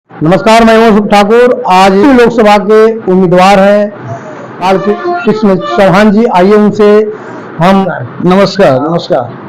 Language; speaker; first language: Hindi; native; Hindi